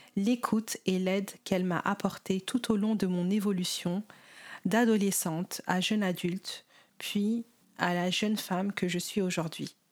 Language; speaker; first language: French; native; French